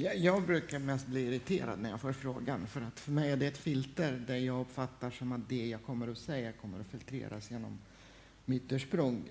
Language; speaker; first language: Swedish; non-native, fluent; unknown